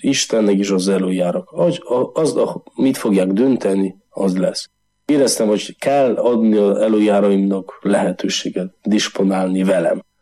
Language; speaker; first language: Hungarian; non-native, learner; Polish